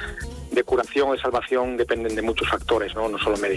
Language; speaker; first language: Spanish; native; Spanish